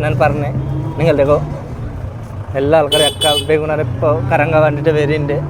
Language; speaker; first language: Malayalam; non-native, learner; Bangla